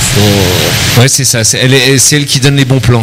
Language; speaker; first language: French; native; French